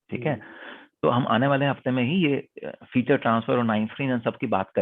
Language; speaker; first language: Hindi; native; Hindi